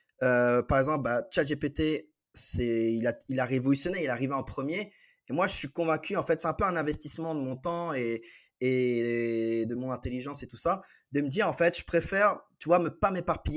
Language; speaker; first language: French; native; French